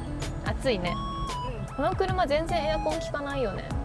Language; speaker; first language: Japanese; native; Japanese